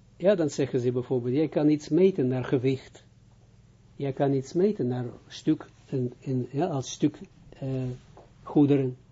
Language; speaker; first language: Dutch; non-native, fluent; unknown